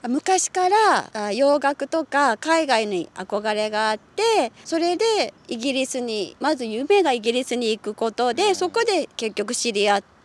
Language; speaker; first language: Japanese; native; Japanese